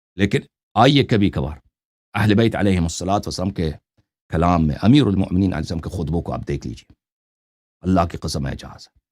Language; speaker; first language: Urdu; non-native, fluent; Persian